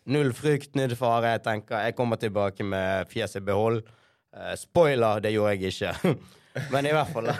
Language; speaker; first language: Norwegian; early bilingual, other home language; Sinhala